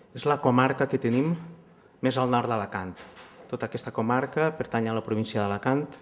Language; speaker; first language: Catalan; native; Catalan